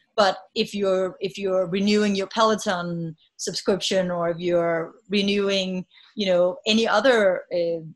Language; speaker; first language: English; non-native, fluent; Danish